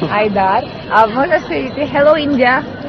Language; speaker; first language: Russian; non-native, learner; Hindi